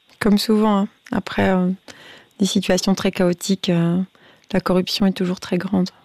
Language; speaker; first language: French; native; French